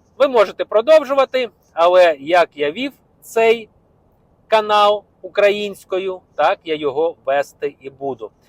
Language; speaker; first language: Ukrainian; non-native, local second language; Russian